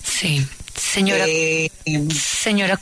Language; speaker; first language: Spanish; native; Spanish